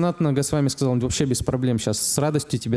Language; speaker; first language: Russian; native; Russian